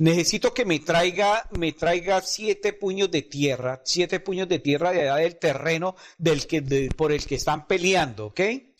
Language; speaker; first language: Spanish; native; Spanish